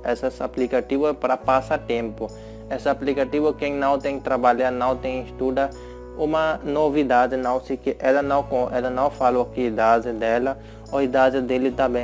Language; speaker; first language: Portuguese; non-native, learner; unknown